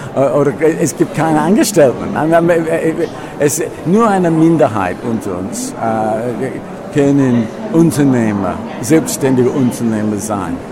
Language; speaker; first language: German; non-native, fluent; English